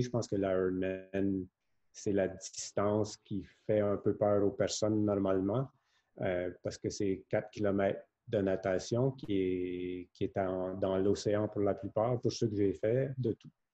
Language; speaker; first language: French; native; French